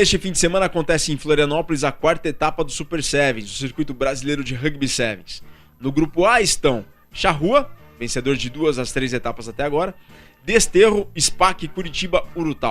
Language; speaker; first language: Portuguese; native; Portuguese